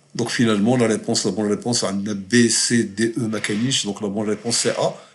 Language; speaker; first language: French; non-native, local second language; Arabic